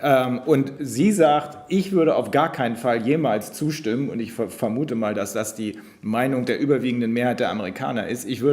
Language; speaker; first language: German; native; German